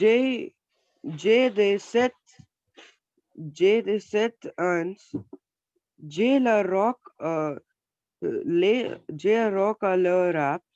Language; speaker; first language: French; non-native, learner; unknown